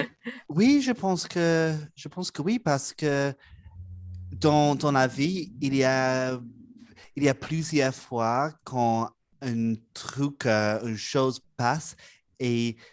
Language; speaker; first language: French; non-native, learner; English